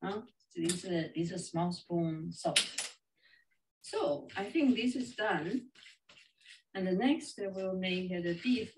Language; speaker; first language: English; non-native, fluent; Chinese